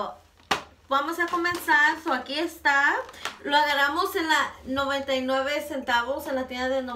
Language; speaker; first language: Spanish; early bilingual, heritage; Spanish